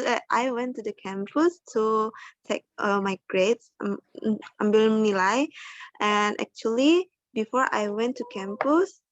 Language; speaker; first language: English; non-native, learner; Indonesian